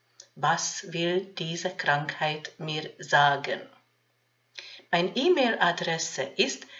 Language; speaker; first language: German; non-native, fluent; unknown